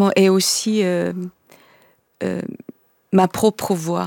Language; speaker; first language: French; non-native, fluent; Korean